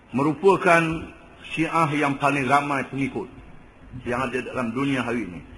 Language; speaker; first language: Malay; native; Malay